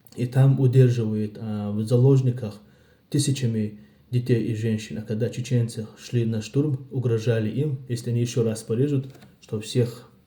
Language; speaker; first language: Russian; non-native, local second language; Chechen